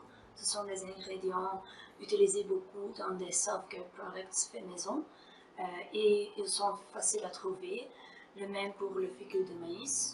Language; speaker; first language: French; non-native, fluent; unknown